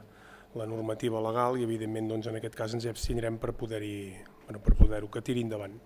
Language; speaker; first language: Catalan; native; Catalan